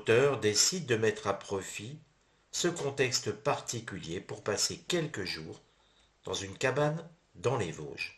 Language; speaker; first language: French; native; French